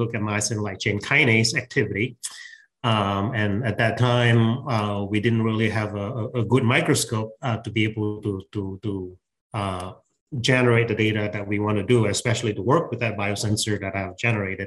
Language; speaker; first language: English; non-native, local second language; Min Nan Chinese